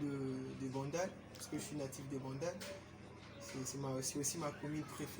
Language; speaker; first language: French; non-native, local second language; Lingala